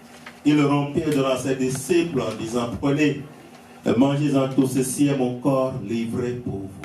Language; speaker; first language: French; native; French